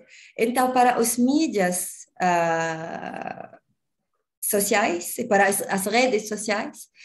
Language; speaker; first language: Portuguese; non-native, learner; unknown